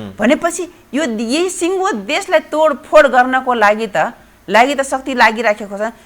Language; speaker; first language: Nepali; non-native, local second language; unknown